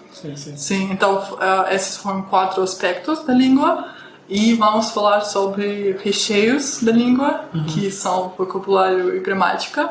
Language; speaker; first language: Portuguese; non-native, fluent; Russian